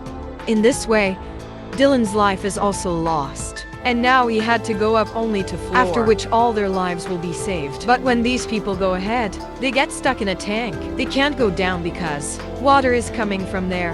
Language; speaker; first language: English; non-native, local second language; Hindi